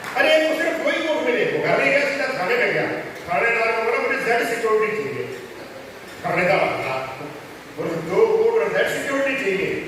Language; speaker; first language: Hindi; non-native, local second language; Punjabi